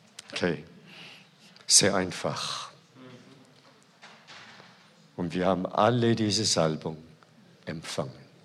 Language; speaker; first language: German; non-native, fluent; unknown